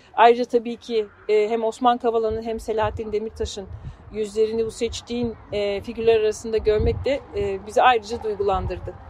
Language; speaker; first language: Turkish; native; Turkish